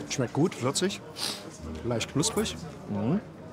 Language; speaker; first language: German; native; German